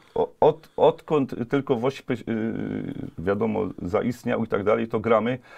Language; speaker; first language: Polish; native; Polish